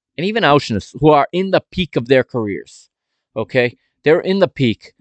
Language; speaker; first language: English; native; English